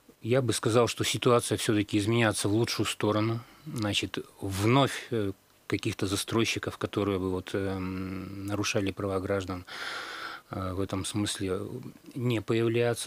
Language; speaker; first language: Russian; native; Russian